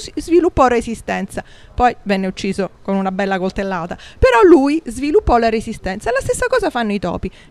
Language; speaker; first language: Italian; native; Italian